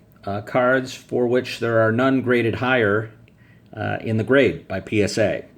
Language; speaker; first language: English; native; English